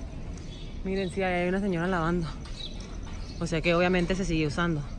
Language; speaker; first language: Spanish; native; Spanish